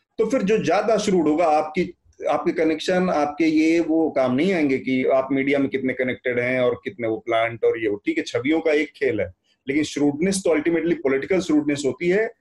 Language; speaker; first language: Hindi; native; Hindi